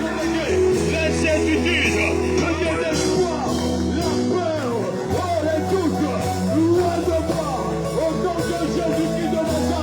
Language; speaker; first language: French; non-native, local second language; Lingala